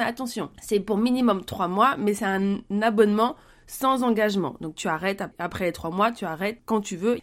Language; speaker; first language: French; native; French